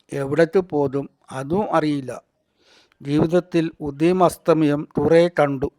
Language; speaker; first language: Malayalam; native; Malayalam